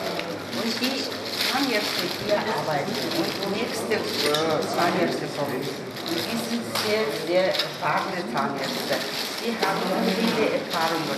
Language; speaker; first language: German; non-native, learner; Mongolian